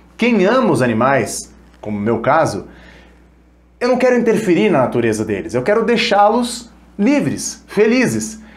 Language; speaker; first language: Portuguese; early bilingual, other home language; Spanish